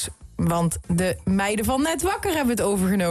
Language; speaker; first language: Dutch; native; Dutch